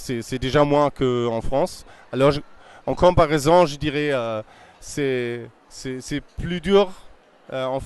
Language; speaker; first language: French; non-native, fluent; German